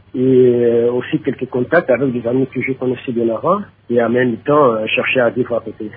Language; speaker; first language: French; non-native, local second language; Lingala